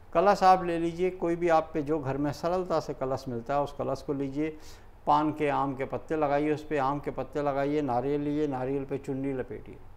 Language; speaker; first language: Hindi; native; Hindi